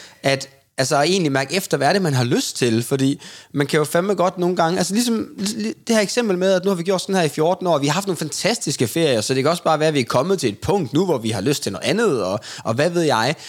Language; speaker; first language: Danish; native; Danish